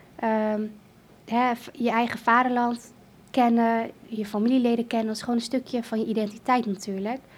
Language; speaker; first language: Dutch; early bilingual, other home language; Kurdish